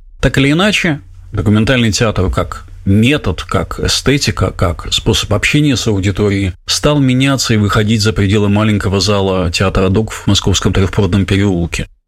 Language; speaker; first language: Russian; native; Russian